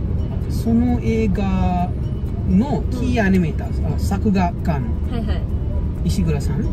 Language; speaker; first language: Japanese; non-native, learner; Tamil